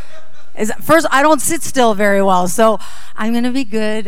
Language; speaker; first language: English; early bilingual, other home language; Dutch